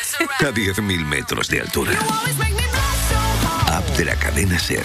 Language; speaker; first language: Spanish; native; Spanish